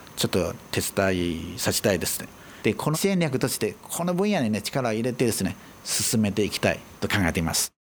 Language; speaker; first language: Japanese; non-native, fluent; Chinese